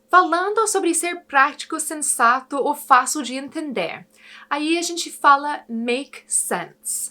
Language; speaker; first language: Portuguese; non-native, fluent; English